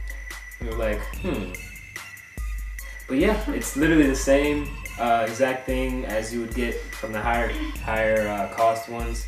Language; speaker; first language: English; native; English